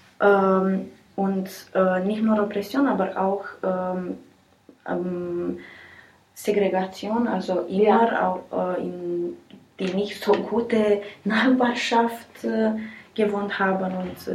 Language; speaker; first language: German; non-native, learner; Romanian